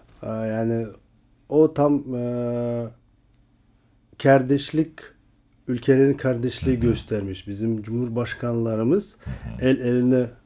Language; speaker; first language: Turkish; non-native, learner; Kazakh